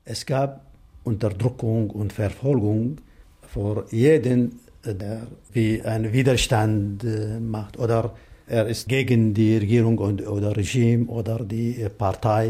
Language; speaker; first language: German; non-native, fluent; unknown